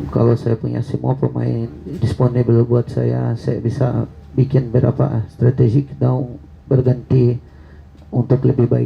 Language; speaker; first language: Indonesian; non-native, fluent; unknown